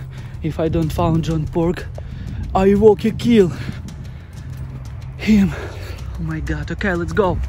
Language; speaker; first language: English; non-native, learner; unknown